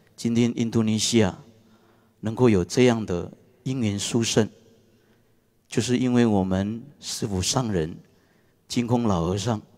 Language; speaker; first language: Chinese; non-native, fluent; Indonesian